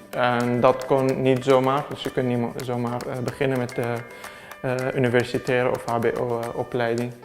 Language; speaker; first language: Dutch; non-native, fluent; Arabic